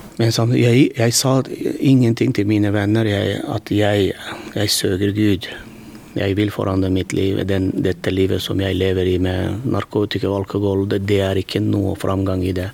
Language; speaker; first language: Norwegian; non-native, fluent; Turkmen